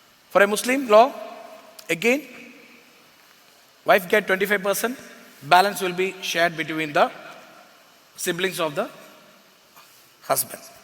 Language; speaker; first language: English; non-native, local second language; Malayalam